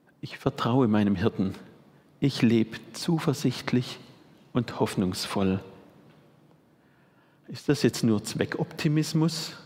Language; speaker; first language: German; native; German